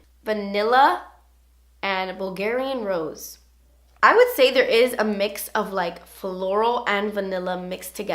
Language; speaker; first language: English; native; English